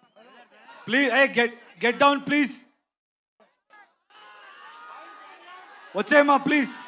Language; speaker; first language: Telugu; non-native, learner; Kannada